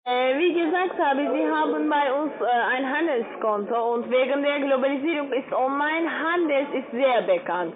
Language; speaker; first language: German; non-native, learner; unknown